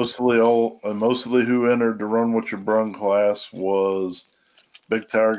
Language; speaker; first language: English; native; English